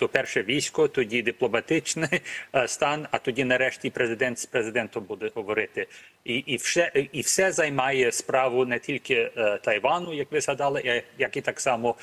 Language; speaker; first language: Ukrainian; early bilingual, heritage; Ukrainian